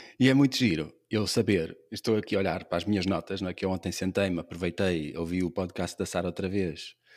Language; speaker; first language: Portuguese; native; Portuguese